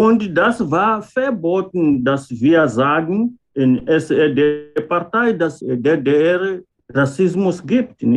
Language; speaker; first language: German; non-native, learner; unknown